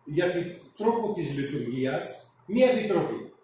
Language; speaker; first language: Greek; non-native, fluent; Urdu